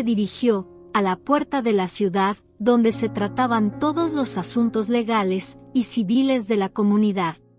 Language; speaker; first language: Spanish; native; Spanish